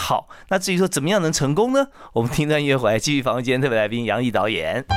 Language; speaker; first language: Chinese; native; Chinese